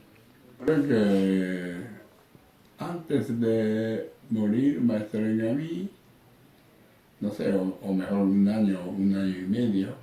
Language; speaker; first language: Spanish; non-native, learner; Japanese